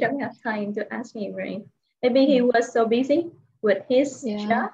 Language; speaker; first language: English; non-native, fluent; Vietnamese